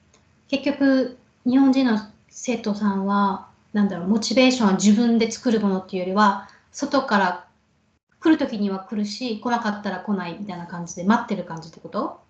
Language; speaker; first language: Japanese; native; Japanese